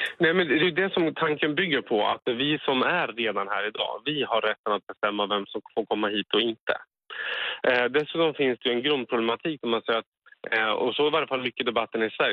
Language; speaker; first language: Swedish; native; Swedish